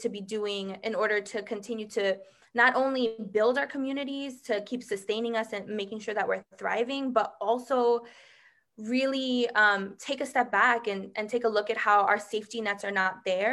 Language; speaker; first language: English; native; English